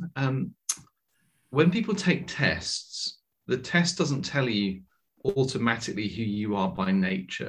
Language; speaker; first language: English; native; English